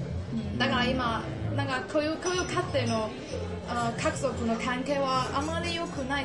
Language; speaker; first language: Japanese; non-native, learner; Chinese